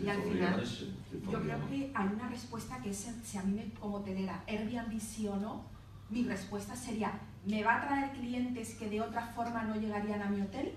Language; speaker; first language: Spanish; native; Spanish